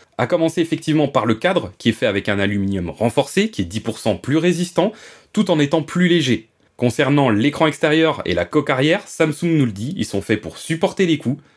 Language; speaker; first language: French; native; French